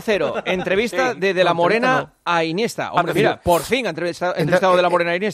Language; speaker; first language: Spanish; native; Spanish